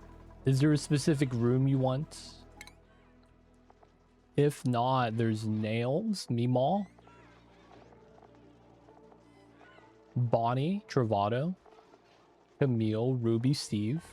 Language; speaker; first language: English; native; English